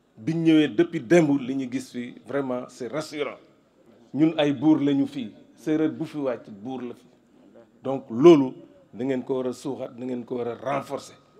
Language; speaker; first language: Wolof; non-native, local second language; Serer